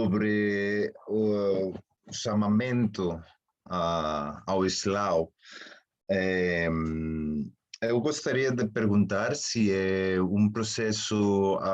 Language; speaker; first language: Portuguese; non-native, fluent; Spanish